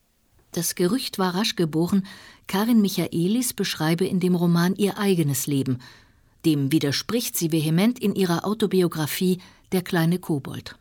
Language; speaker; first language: German; native; German